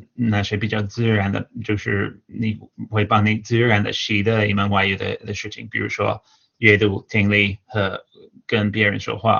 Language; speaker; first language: Chinese; non-native, fluent; English